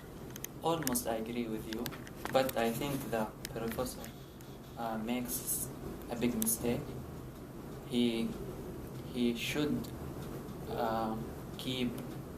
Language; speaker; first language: English; non-native, learner; Arabic